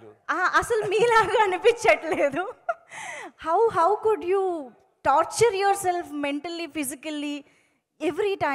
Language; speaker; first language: Telugu; native; Telugu